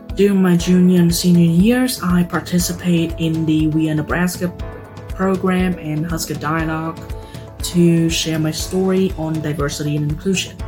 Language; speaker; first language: English; non-native, fluent; Vietnamese